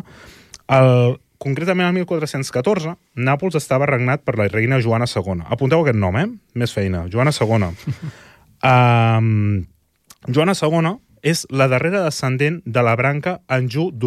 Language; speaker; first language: Catalan; native; Catalan